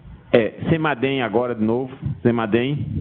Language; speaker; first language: Portuguese; native; Portuguese